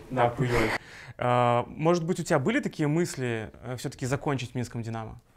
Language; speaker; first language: Russian; native; Russian